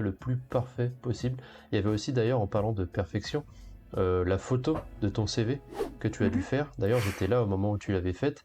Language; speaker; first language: French; native; French